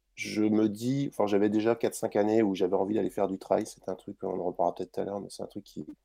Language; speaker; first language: French; native; French